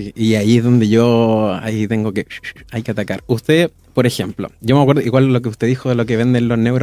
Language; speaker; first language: Spanish; native; Spanish